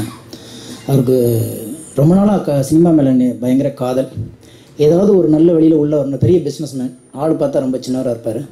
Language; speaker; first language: Tamil; native; Tamil